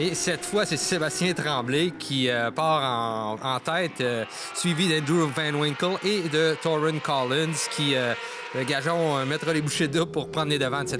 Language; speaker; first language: French; native; French